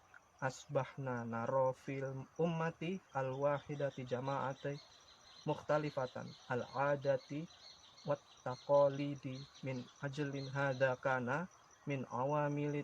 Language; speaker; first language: Arabic; non-native, learner; Indonesian